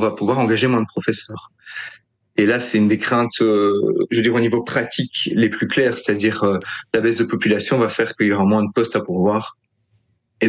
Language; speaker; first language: French; native; French